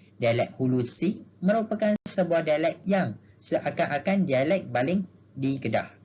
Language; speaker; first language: Malay; native; Malay